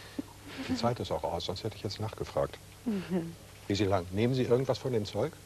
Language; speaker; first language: German; native; German